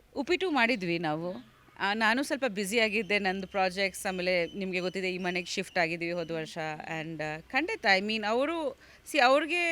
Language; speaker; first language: Kannada; non-native, fluent; Bangla